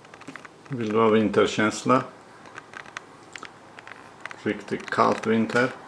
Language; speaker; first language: Swedish; non-native, learner; Persian